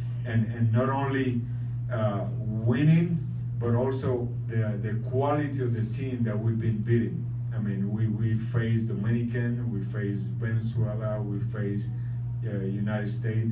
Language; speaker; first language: English; non-native, local second language; Spanish